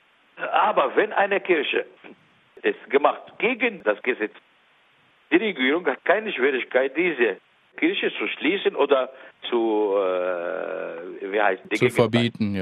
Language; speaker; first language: German; non-native, learner; Arabic